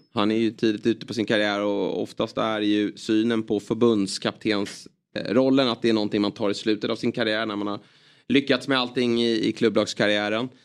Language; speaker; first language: Swedish; native; Swedish